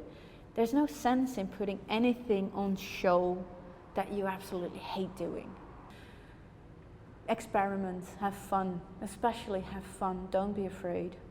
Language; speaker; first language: English; non-native, fluent; Dutch